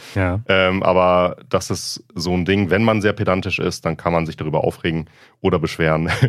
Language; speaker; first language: German; native; German